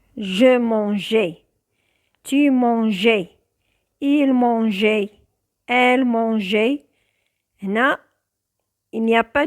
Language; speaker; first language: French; non-native, local second language; Arabic